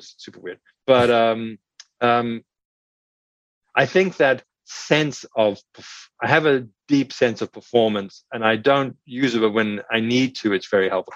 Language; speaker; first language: English; native; English